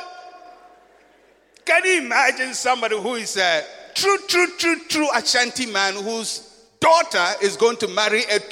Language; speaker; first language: English; non-native, local second language; Akan